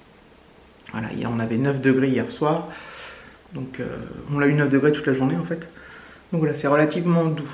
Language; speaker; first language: French; native; French